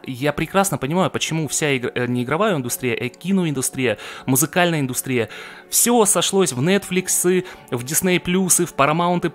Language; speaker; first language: Russian; native; Russian